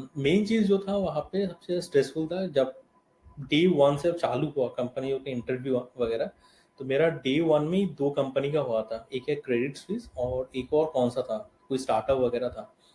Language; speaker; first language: Hindi; non-native, local second language; Bangla